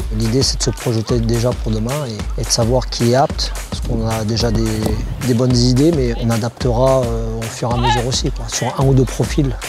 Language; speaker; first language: French; native; French